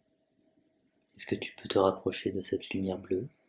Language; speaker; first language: French; native; French